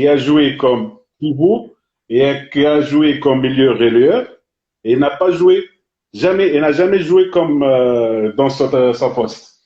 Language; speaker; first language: French; non-native, fluent; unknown